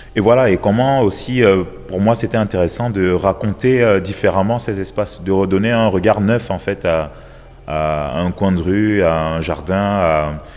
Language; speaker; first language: French; non-native, local second language; Basaa